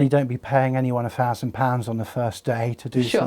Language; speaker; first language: English; native; English